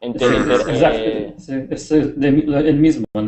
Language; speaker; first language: Spanish; non-native, learner; English